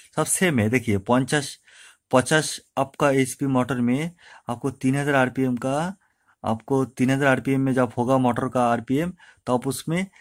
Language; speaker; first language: Hindi; non-native, local second language; Bangla